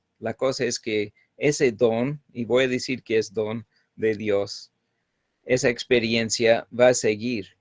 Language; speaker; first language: Spanish; non-native, fluent; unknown